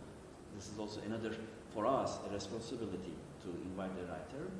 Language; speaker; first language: English; non-native, learner; Turkish